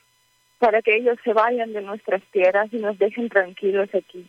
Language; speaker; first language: Spanish; early bilingual, heritage; Ukrainian